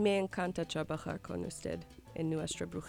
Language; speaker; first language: Spanish; non-native, learner; English